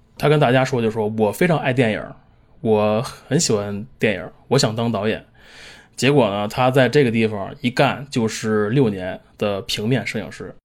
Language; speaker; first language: Chinese; native; Chinese